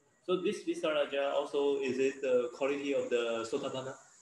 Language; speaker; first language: English; non-native, learner; Chinese